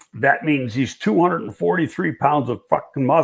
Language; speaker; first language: English; native; English